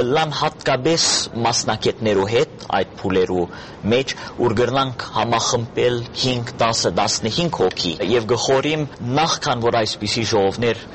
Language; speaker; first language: Armenian; early bilingual, heritage; Armenian